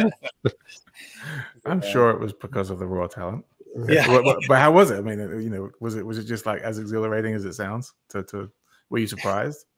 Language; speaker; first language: English; native; English